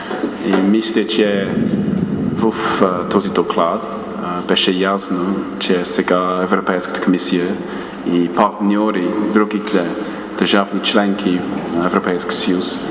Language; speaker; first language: Bulgarian; non-native, fluent; English